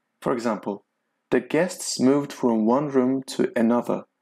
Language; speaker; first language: English; non-native, fluent; Azerbaijani